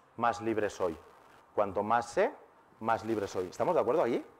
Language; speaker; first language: Spanish; native; Spanish